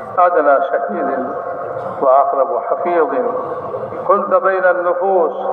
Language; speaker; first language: Arabic; non-native, fluent; Bangla